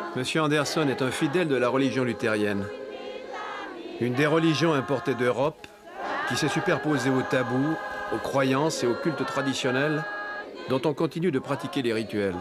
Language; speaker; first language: French; native; French